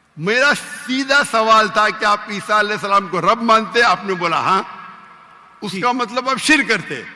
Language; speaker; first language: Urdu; non-native, local second language; Konkani